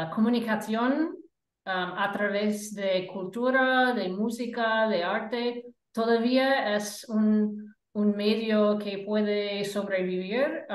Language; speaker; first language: Spanish; non-native, fluent; English